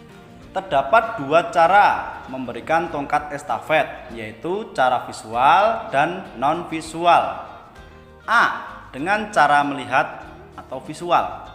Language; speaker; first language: Indonesian; native; Indonesian